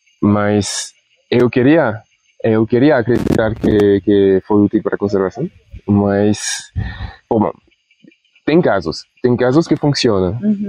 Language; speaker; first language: Portuguese; non-native, fluent; Spanish